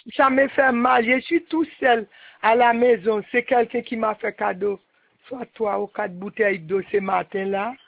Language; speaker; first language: French; non-native, local second language; Haitian Creole